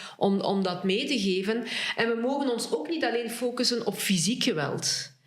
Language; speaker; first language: Dutch; early bilingual, other home language; Lingala